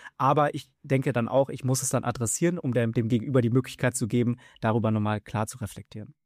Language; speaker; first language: German; early bilingual, other home language; Vietnamese